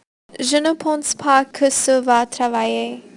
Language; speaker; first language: French; non-native, learner; English